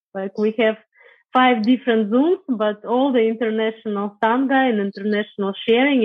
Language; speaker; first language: English; non-native, fluent; Russian